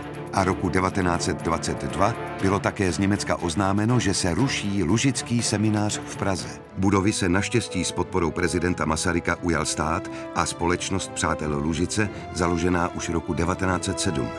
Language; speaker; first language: Czech; native; Czech